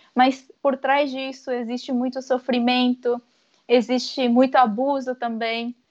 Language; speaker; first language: Portuguese; early bilingual, other home language; Korean